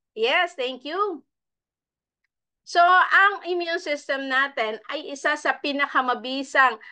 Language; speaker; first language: Filipino; native; Filipino